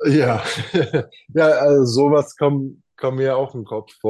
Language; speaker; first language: German; non-native, fluent; English